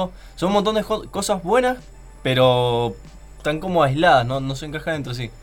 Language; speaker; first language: Spanish; native; Spanish